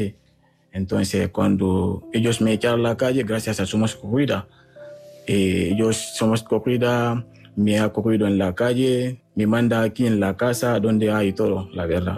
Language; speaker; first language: Spanish; non-native, learner; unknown